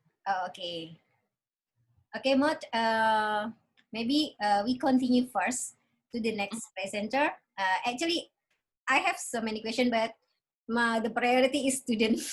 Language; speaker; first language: English; non-native, learner; Indonesian